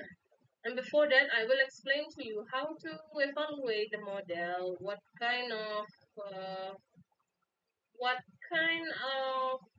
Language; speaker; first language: English; non-native, fluent; Indonesian